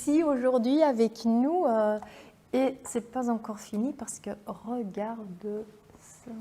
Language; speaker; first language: French; non-native, fluent; Dutch